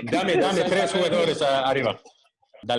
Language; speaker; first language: Spanish; non-native, fluent; Croatian